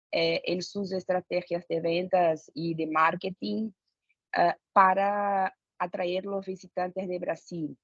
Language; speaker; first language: Spanish; non-native, fluent; Portuguese